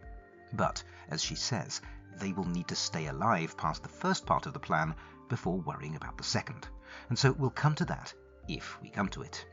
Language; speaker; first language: English; native; English